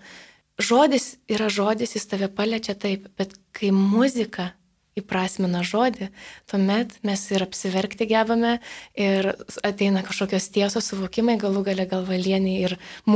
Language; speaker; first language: Lithuanian; native; Lithuanian